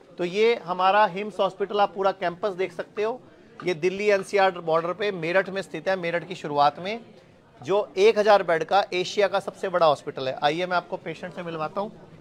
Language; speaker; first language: Hindi; native; Hindi